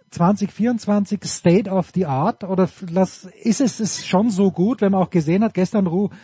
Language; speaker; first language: German; native; German